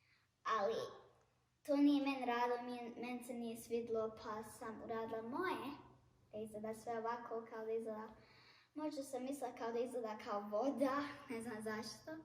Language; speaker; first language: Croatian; early bilingual, heritage; Bosnian